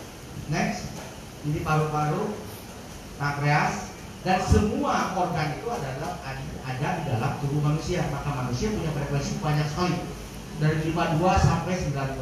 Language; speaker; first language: Indonesian; native; Indonesian